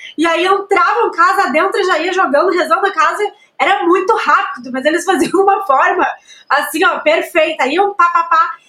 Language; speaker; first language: Portuguese; native; Portuguese